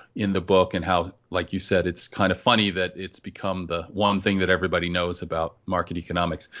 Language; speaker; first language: English; native; English